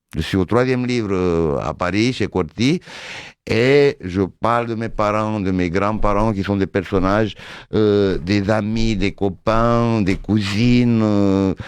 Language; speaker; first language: French; non-native, fluent; Romanian